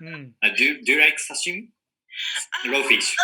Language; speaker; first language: English; non-native, learner; Japanese